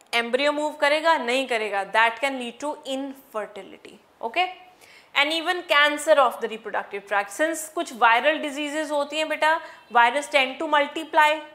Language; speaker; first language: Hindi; non-native, local second language; Punjabi